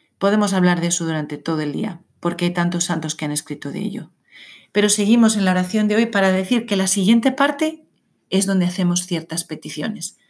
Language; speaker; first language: Spanish; native; Spanish